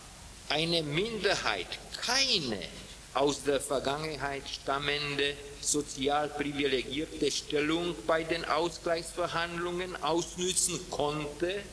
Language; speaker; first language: German; non-native, fluent; Czech